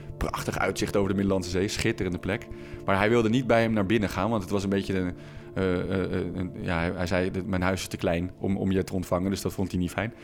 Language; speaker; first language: Dutch; native; Dutch